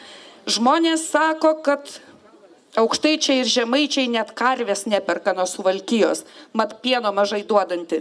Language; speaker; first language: Lithuanian; native; Lithuanian